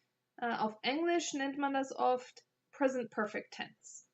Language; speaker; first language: German; non-native, fluent; English